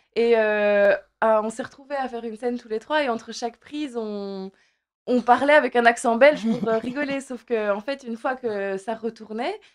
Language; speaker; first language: French; native; French